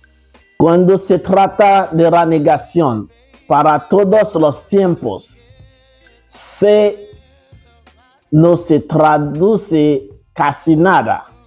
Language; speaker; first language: Spanish; non-native, fluent; Haitian Creole